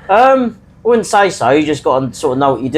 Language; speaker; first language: English; native; English